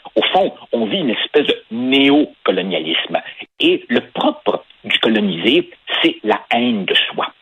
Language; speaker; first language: French; early bilingual, other home language; Spanish